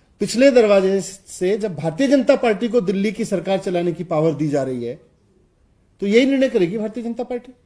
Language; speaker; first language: Hindi; native; Hindi